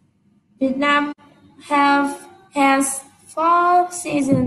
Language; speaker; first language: English; non-native, learner; Vietnamese